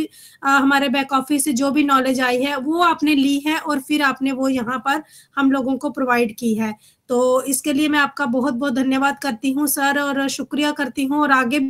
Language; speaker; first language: Hindi; native; Hindi